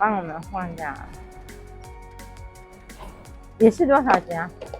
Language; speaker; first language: Chinese; non-native, fluent; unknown